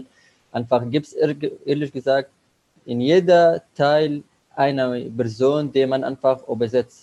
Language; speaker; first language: German; non-native, learner; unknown